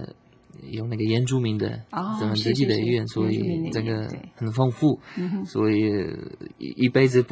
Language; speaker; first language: Chinese; non-native, learner; Slovak